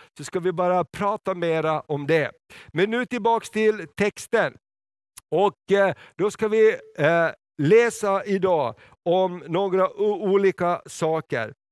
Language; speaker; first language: Swedish; native; Swedish